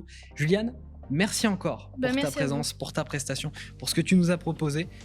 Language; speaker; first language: French; native; French